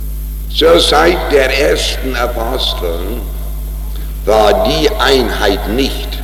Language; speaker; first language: German; non-native, fluent; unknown